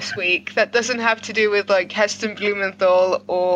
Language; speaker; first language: English; non-native, fluent; Greek